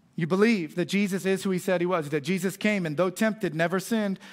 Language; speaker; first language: English; native; English